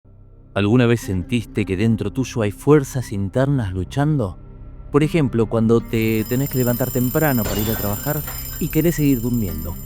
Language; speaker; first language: Spanish; native; Spanish